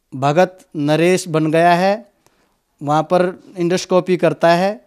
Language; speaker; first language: Hindi; native; Hindi